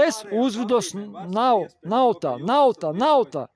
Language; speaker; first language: Latvian; non-native, local second language; Russian